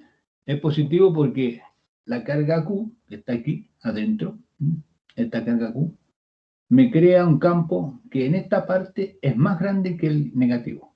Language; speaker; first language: Spanish; native; Spanish